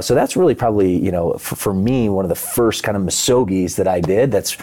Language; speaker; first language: English; native; English